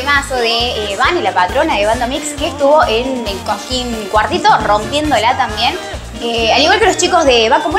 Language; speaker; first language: Spanish; native; Spanish